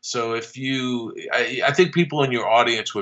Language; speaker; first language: English; native; English